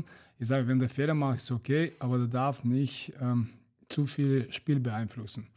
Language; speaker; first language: German; non-native, fluent; Russian